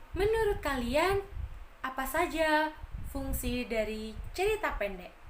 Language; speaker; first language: Indonesian; native; Indonesian